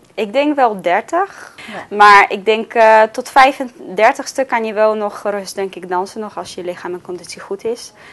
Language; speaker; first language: Dutch; non-native, fluent; Polish